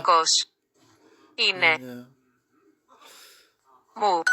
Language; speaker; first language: Greek; non-native, learner; Ukrainian